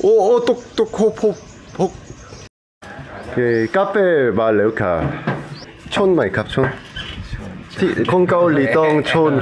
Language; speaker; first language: Thai; non-native, learner; Korean